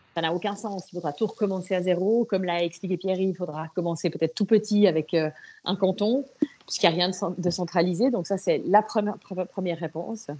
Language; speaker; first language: French; native; French